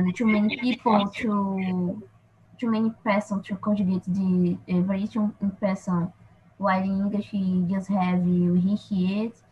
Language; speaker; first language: English; non-native, learner; Portuguese